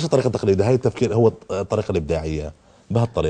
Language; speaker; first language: Arabic; native; Arabic